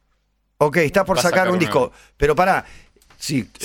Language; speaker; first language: Spanish; native; Spanish